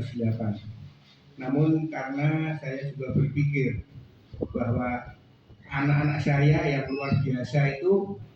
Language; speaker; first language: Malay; non-native, local second language; Javanese